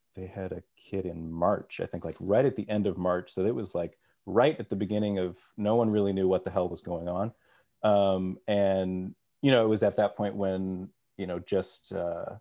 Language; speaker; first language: English; native; English